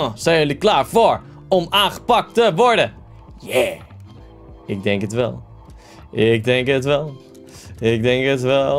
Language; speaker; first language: Dutch; native; Dutch